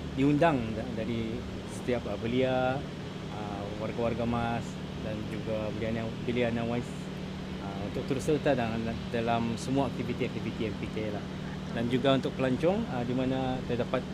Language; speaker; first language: Malay; native; Malay